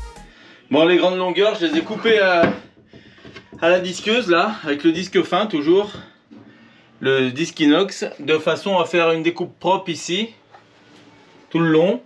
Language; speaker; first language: French; native; French